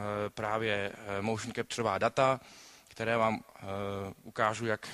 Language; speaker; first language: Czech; native; Czech